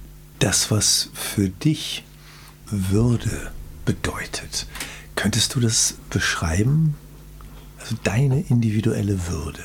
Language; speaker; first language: German; native; German